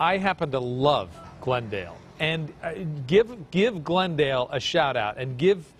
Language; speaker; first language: English; native; English